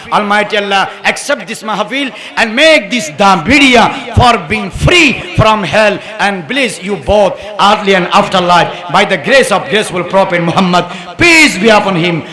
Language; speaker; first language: English; non-native, local second language; Bangla